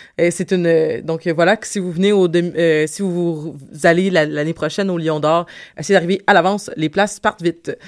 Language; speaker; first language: French; native; French